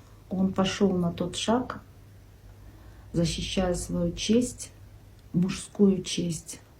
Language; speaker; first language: Russian; non-native, local second language; Kyrgyz